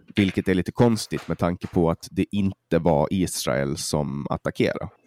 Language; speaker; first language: Swedish; native; Swedish